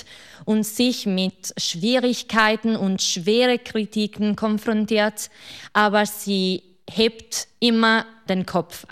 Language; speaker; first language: German; non-native, fluent; Italian